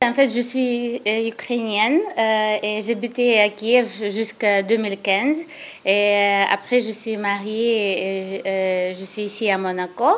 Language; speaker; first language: French; non-native, learner; Ukrainian